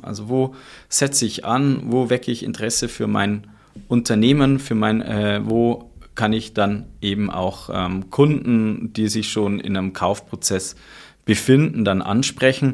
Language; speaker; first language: German; native; German